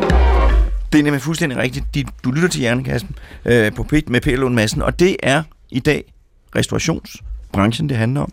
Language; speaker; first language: Danish; native; Danish